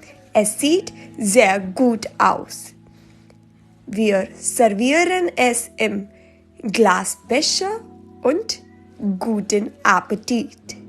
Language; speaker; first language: German; non-native, learner; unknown